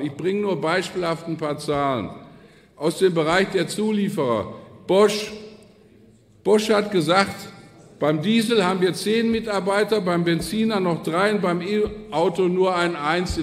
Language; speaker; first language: German; native; German